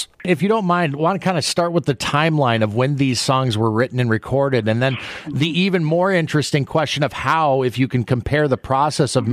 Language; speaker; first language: English; native; English